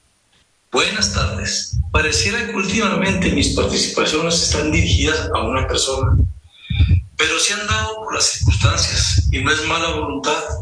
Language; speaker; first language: Spanish; native; Spanish